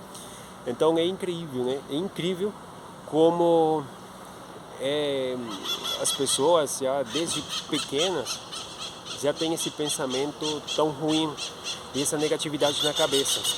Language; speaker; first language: Portuguese; non-native, fluent; Spanish